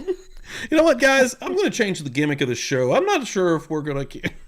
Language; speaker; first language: English; native; English